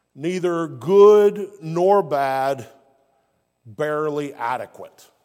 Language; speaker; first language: English; native; English